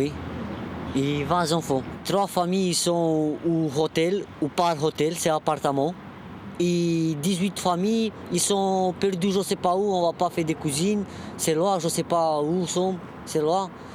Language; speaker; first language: French; non-native, learner; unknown